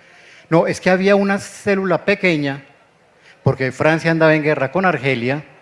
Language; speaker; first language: Spanish; native; Spanish